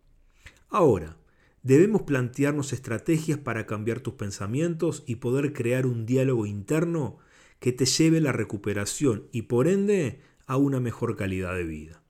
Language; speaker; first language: Spanish; native; Spanish